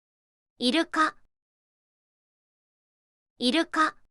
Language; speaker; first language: Japanese; native; Japanese